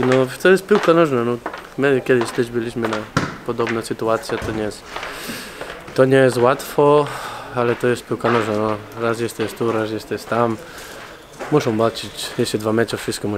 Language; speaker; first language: Polish; non-native, fluent; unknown